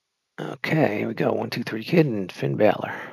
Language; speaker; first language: English; native; English